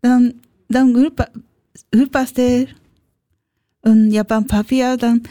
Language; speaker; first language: German; non-native, learner; Japanese